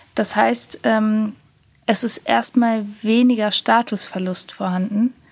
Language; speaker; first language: German; native; German